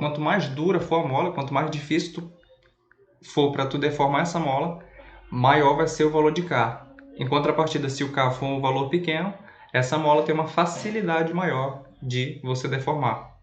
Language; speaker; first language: Portuguese; native; Portuguese